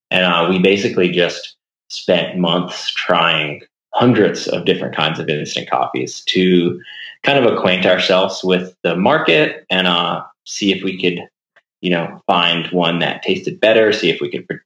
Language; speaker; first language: English; native; English